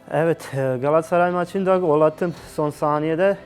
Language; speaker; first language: Turkish; non-native, learner; Bosnian